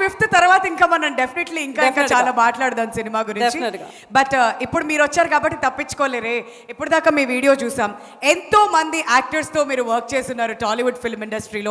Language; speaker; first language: Telugu; native; Telugu